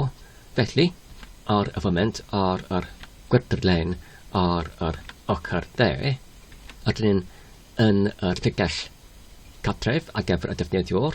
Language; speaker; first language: Welsh; non-native, fluent; English